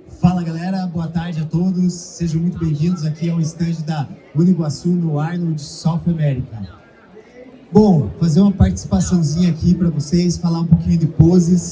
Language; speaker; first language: Portuguese; native; Portuguese